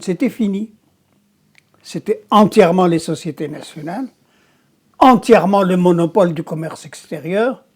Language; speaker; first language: French; non-native, local second language; Arabic